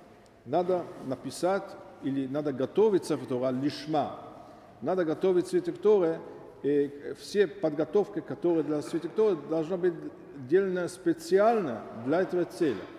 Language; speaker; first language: Russian; non-native, learner; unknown